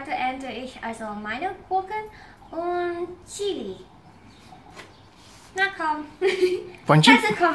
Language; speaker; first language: German; non-native, learner; Vietnamese